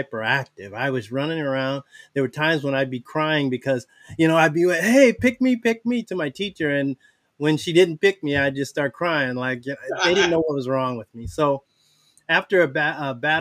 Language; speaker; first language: English; native; English